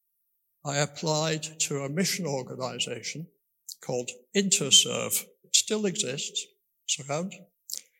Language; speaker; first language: English; native; English